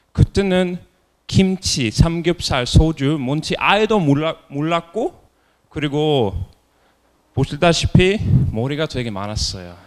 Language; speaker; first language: Korean; non-native, fluent; Norwegian